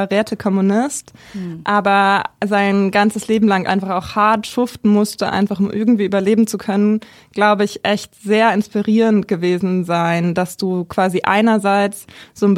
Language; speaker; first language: German; native; German